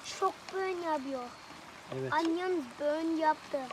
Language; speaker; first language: Turkish; early bilingual, heritage; Turkish